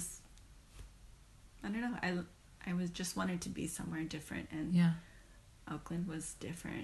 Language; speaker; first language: English; native; English